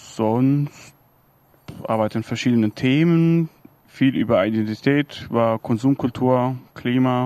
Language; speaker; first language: German; non-native, fluent; Kurdish